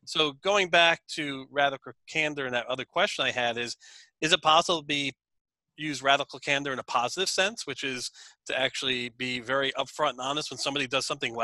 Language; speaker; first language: English; native; English